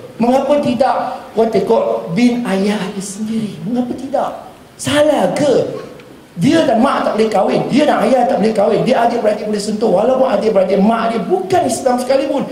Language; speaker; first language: Malay; non-native, local second language; Chinese